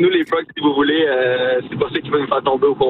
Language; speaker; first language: French; native; French